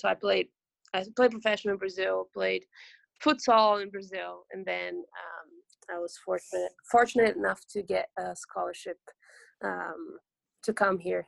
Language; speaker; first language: English; non-native, fluent; Portuguese